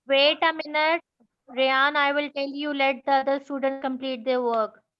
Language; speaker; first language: English; non-native, local second language; Urdu